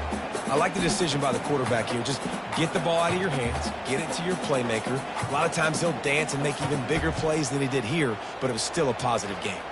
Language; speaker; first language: English; native; English